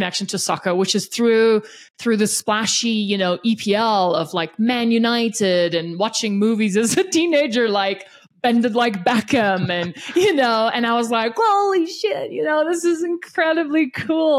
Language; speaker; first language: English; non-native, local second language; Afrikaans